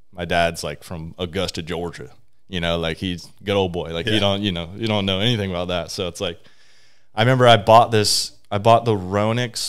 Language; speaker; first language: English; native; English